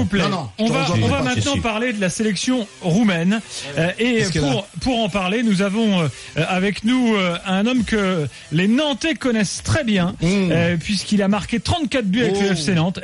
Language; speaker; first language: French; native; French